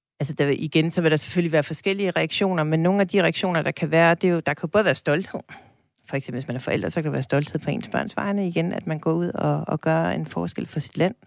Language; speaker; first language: Danish; native; Danish